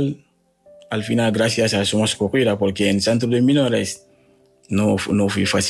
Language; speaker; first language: Spanish; non-native, learner; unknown